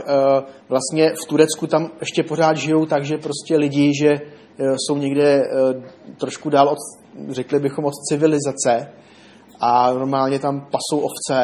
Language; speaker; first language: Czech; native; Czech